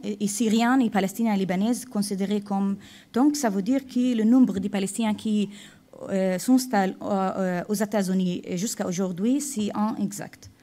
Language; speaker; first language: French; non-native, fluent; Arabic